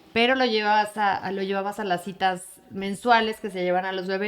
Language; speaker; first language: Spanish; native; Spanish